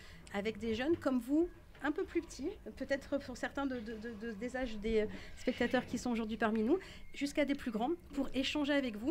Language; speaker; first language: French; native; French